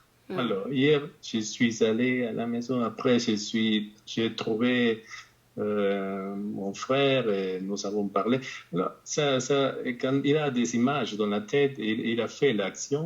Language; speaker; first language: French; non-native, fluent; Spanish